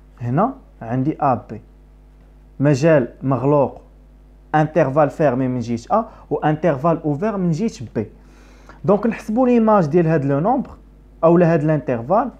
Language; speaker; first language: Arabic; native; Arabic